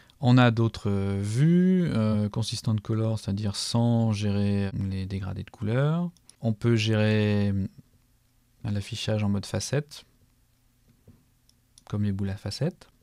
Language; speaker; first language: French; native; French